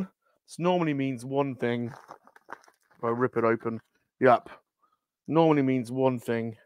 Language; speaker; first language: English; native; English